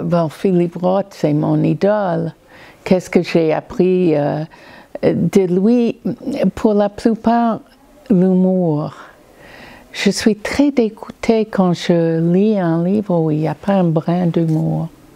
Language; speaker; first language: French; non-native, fluent; English